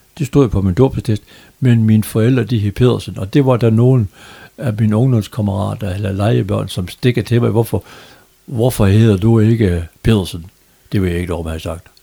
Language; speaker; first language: Danish; native; Danish